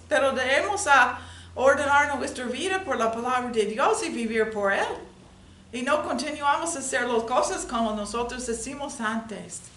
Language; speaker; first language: Spanish; non-native, learner; English